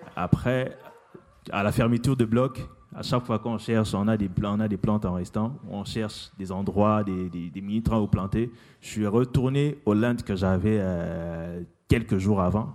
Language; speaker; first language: French; non-native, local second language; Lingala